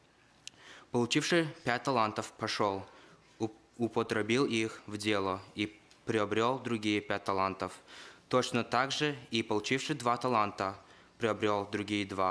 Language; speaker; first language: Russian; early bilingual, heritage; Russian